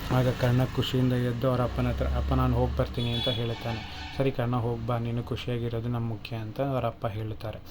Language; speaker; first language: Kannada; native; Kannada